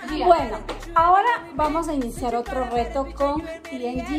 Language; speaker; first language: Spanish; native; Spanish